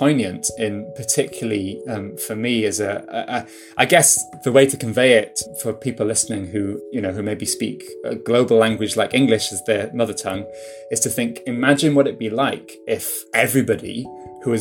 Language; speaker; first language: English; non-native, local second language; Welsh